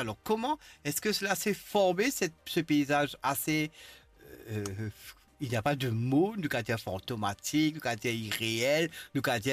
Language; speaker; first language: French; non-native, local second language; Morisyen